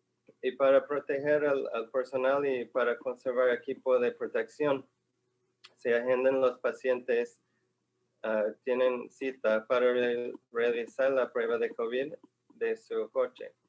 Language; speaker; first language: Spanish; non-native, fluent; English